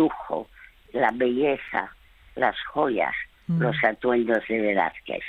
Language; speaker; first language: Spanish; early bilingual, other home language; French